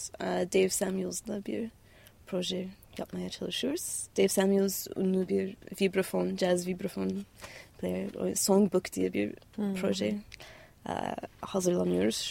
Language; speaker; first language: Turkish; non-native, learner; English